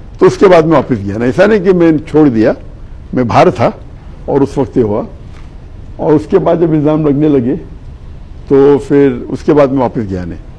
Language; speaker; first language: Urdu; non-native, local second language; Konkani